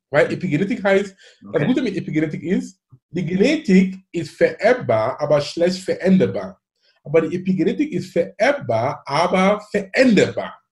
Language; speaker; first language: German; non-native, fluent; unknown